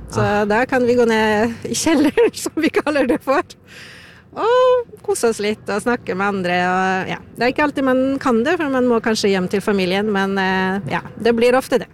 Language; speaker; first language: Norwegian; non-native, fluent; Polish